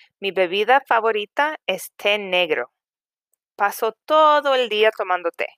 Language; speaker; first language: Spanish; non-native, fluent; English